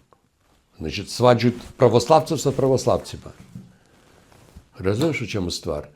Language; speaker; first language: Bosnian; non-native, fluent; Russian